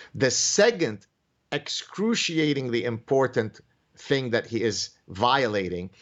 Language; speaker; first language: English; early bilingual, other home language; Arabic